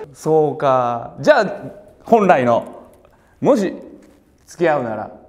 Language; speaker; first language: Japanese; native; Japanese